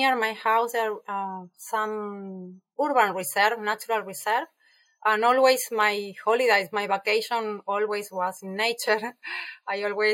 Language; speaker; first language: English; non-native, fluent; Spanish